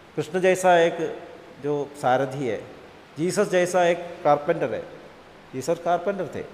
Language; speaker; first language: Hindi; non-native, local second language; Malayalam